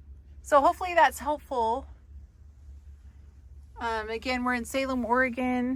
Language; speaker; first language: English; native; English